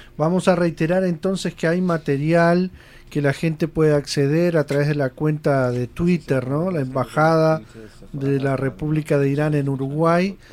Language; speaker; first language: Spanish; native; Spanish